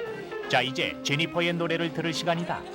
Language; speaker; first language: Korean; native; Korean